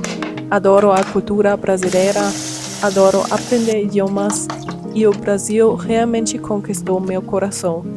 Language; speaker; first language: Portuguese; non-native, fluent; German